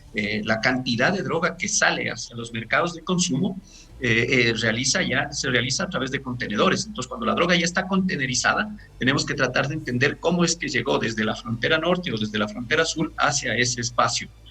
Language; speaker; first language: Spanish; native; Spanish